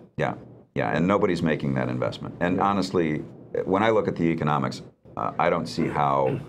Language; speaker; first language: English; native; English